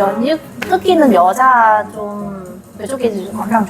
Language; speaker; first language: Korean; non-native, learner; Vietnamese